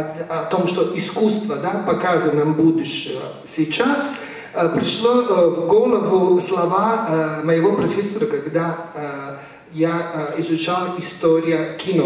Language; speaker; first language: Russian; non-native, fluent; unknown